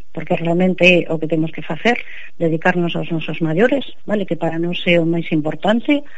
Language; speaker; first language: Galician; non-native, local second language; Spanish